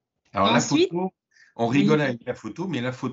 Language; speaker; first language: French; native; French